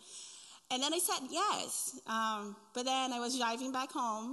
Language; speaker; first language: English; non-native, fluent; Portuguese